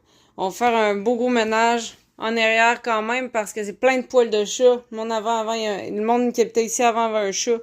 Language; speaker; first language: French; native; French